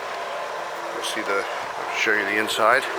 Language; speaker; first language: English; native; English